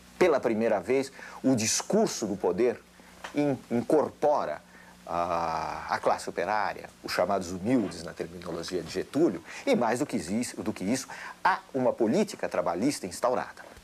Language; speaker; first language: Portuguese; native; Portuguese